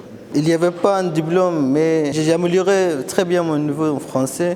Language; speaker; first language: French; non-native, fluent; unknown